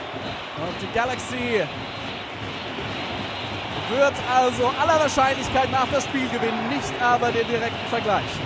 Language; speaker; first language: German; native; German